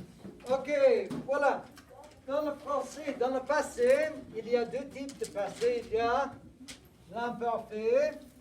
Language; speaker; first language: French; non-native, fluent; English